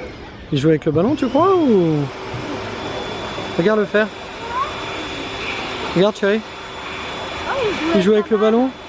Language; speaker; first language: French; native; French